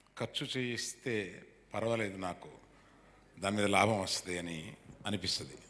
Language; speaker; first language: Telugu; native; Telugu